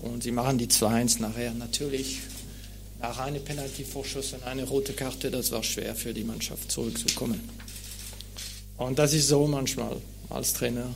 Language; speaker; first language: German; non-native, local second language; French